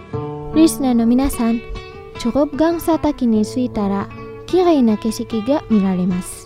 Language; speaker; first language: Japanese; non-native, fluent; Indonesian